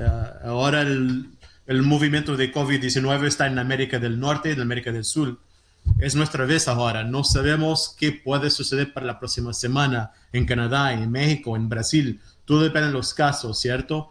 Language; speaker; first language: Spanish; non-native, fluent; Portuguese